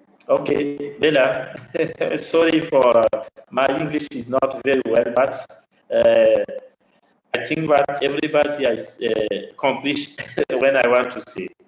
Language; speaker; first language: English; non-native, learner; French